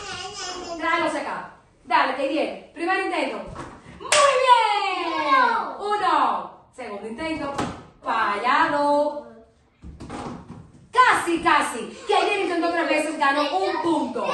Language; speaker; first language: Spanish; native; Spanish